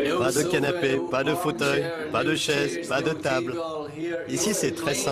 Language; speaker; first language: French; non-native, fluent; Persian